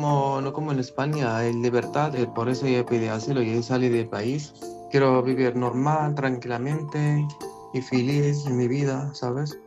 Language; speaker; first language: Spanish; non-native, learner; Arabic